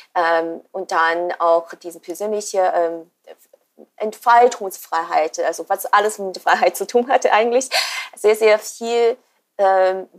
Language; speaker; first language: German; non-native, fluent; Chinese